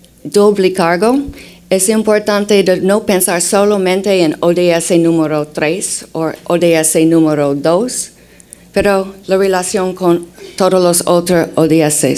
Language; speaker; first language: Spanish; non-native, fluent; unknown